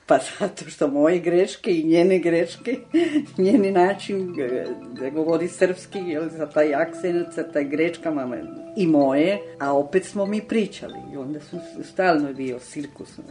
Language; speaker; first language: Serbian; non-native, fluent; Spanish